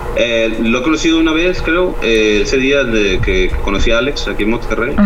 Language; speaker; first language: Spanish; native; Spanish